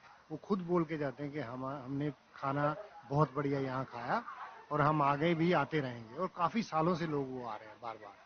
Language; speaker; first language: Hindi; native; Hindi